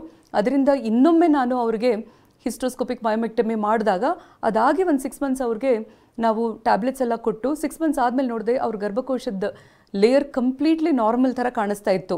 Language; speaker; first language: Kannada; native; Kannada